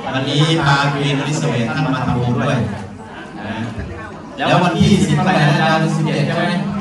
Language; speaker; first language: Thai; native; Thai